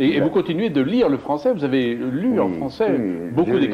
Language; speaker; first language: French; native; French